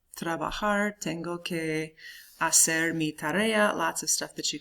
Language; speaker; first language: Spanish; non-native, fluent; English